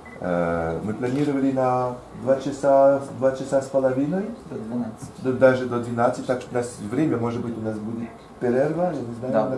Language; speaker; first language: Russian; non-native, fluent; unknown